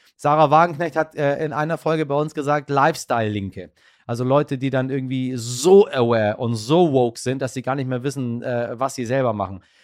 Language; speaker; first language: German; early bilingual, other home language; Persian